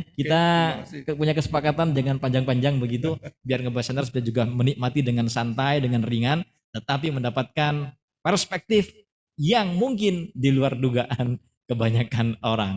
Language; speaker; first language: Indonesian; native; Indonesian